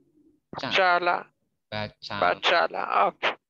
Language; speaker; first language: Indonesian; non-native, learner; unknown